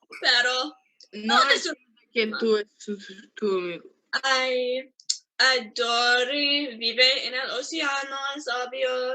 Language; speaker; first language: Spanish; non-native, learner; English